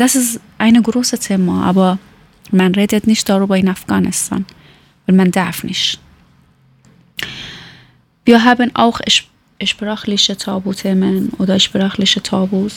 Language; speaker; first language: German; non-native, learner; Persian